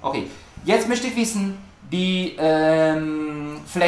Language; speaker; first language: German; non-native, learner; Spanish